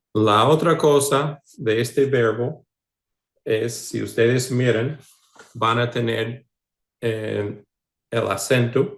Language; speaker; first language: Spanish; non-native, fluent; English